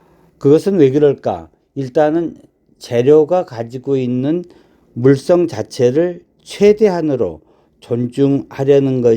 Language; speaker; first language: Korean; native; Korean